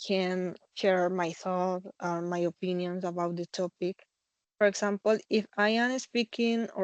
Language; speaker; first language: English; non-native, learner; Spanish